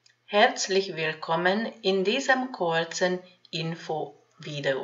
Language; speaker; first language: German; non-native, fluent; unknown